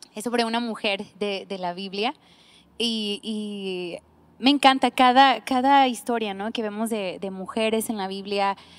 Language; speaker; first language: Spanish; native; Spanish